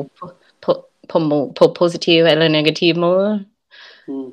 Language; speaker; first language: Danish; non-native, learner; English